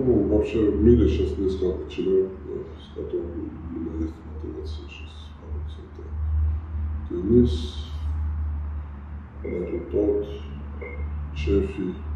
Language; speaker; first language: Russian; non-native, fluent; Georgian